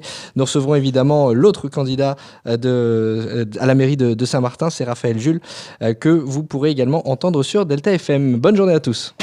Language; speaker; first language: French; native; French